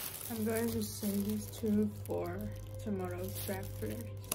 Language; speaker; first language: English; non-native, learner; Chinese